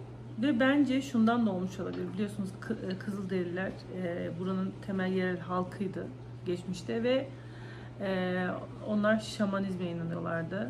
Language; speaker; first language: Turkish; native; Turkish